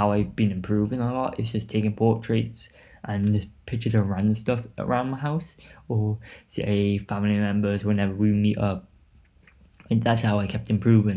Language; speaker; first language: English; native; English